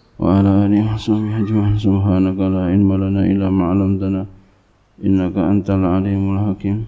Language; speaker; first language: Arabic; non-native, fluent; Indonesian